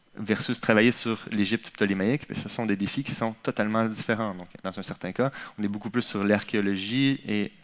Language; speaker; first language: French; native; French